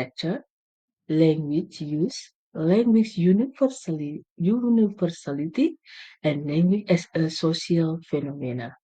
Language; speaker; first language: English; non-native, learner; Indonesian